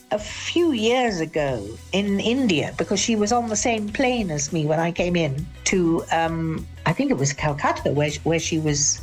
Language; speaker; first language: English; native; English